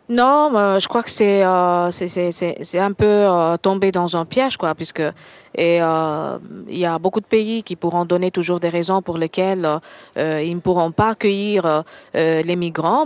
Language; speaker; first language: French; native; French